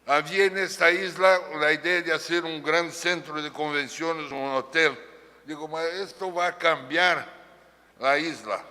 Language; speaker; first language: Spanish; non-native, fluent; Portuguese